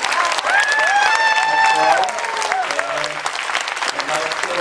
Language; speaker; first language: English; native; English